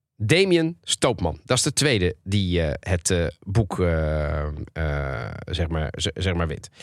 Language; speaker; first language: Dutch; early bilingual, other home language; Italian